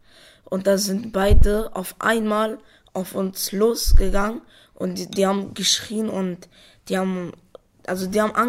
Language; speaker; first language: German; early bilingual, other home language; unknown